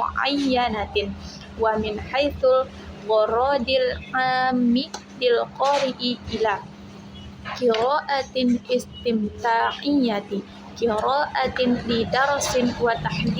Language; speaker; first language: Arabic; non-native, learner; Indonesian